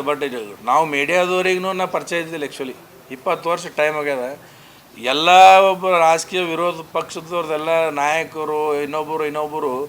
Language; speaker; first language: Kannada; native; Kannada